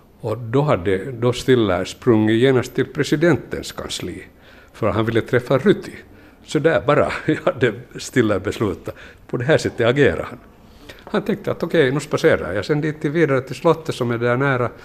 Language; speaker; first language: Swedish; native; Swedish